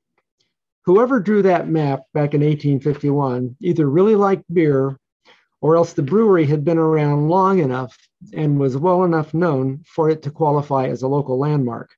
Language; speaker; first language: English; native; English